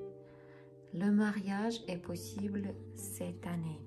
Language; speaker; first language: French; non-native, fluent; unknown